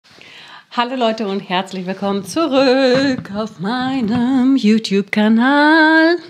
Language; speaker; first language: German; native; German